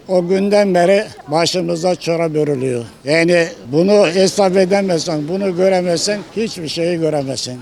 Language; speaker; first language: Turkish; native; Turkish